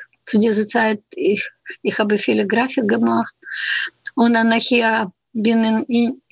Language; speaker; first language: German; non-native, fluent; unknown